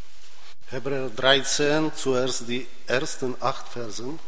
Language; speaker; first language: German; non-native, fluent; Czech